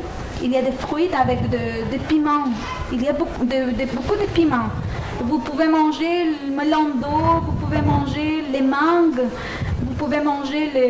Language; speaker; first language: French; non-native, fluent; Spanish